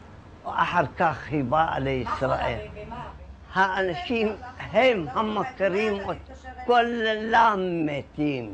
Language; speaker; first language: Hebrew; non-native, learner; Arabic